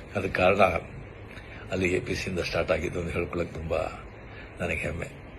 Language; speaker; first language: Kannada; non-native, local second language; Marathi